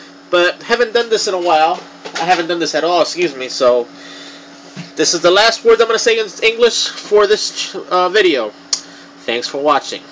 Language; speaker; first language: English; native; English